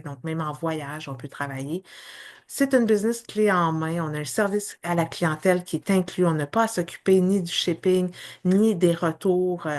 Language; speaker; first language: French; native; French